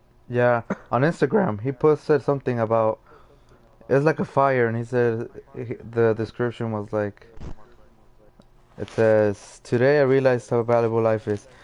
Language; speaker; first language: English; early bilingual, other home language; Spanish